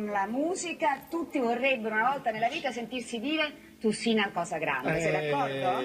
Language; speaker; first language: Italian; native; Italian